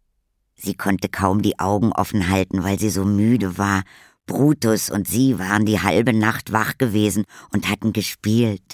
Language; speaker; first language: German; native; German